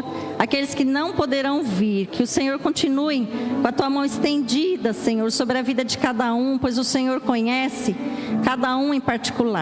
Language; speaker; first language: Portuguese; native; Portuguese